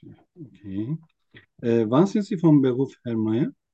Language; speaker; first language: German; non-native, fluent; Turkish